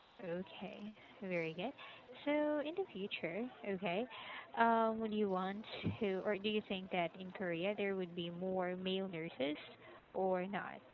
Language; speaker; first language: English; non-native, local second language; Filipino